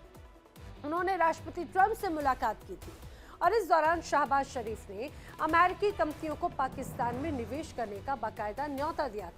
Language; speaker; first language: Hindi; native; Hindi